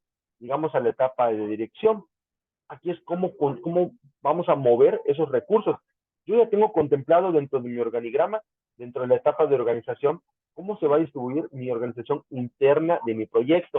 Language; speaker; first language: Spanish; native; Spanish